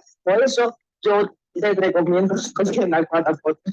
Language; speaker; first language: Spanish; non-native, learner; Chinese